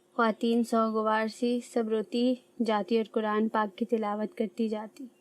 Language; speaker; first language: Urdu; native; Urdu